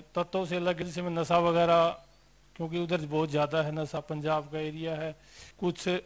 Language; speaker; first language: Hindi; native; Hindi